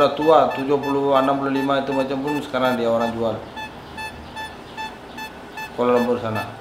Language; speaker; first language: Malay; non-native, learner; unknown